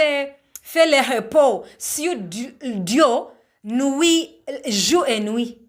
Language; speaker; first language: French; non-native, learner; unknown